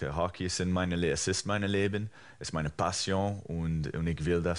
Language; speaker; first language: German; non-native, fluent; English